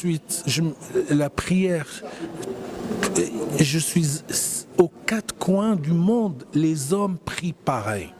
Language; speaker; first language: French; non-native, local second language; Arabic